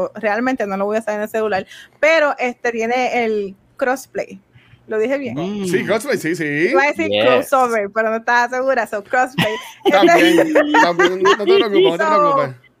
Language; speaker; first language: Spanish; native; Spanish